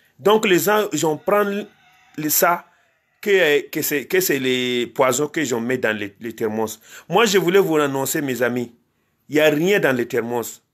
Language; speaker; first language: French; non-native, local second language; Mossi